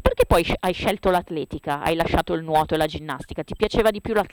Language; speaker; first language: Italian; native; Italian